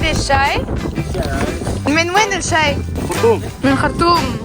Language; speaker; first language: Arabic; non-native, learner; English